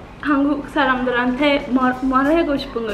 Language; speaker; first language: Korean; non-native, learner; Turkish